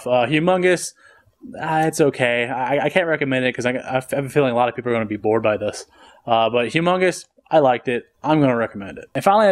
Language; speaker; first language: English; native; English